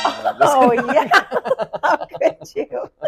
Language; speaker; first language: English; native; English